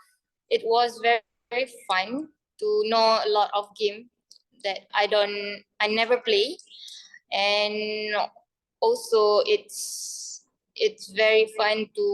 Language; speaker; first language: English; non-native, learner; Malay